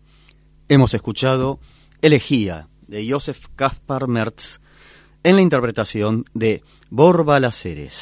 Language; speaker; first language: Spanish; native; Spanish